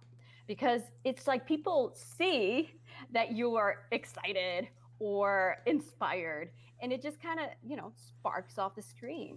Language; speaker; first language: English; non-native, fluent; Dutch